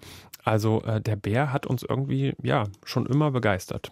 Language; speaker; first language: German; native; German